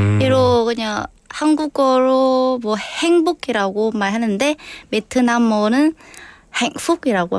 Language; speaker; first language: Korean; non-native, learner; Vietnamese